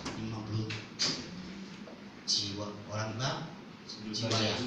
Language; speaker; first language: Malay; non-native, local second language; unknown